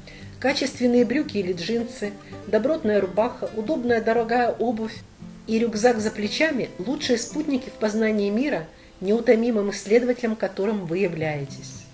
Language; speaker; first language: Russian; native; Russian